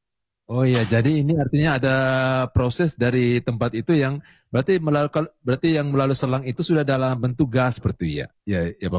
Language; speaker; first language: Indonesian; native; Indonesian